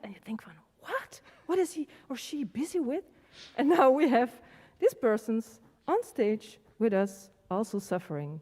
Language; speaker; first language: English; non-native, fluent; Dutch